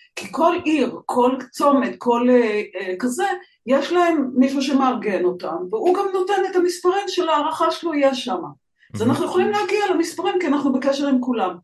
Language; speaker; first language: Hebrew; native; Hebrew